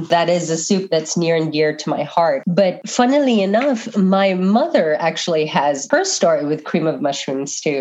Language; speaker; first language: English; non-native, local second language; Filipino